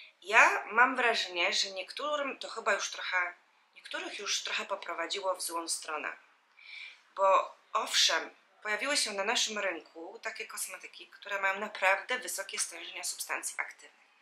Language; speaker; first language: Polish; native; Polish